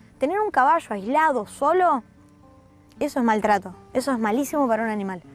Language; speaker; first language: Spanish; native; Spanish